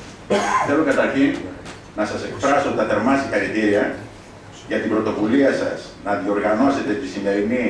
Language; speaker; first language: Greek; native; Greek